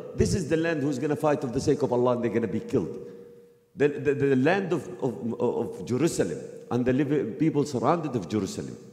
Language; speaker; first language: English; non-native, fluent; Arabic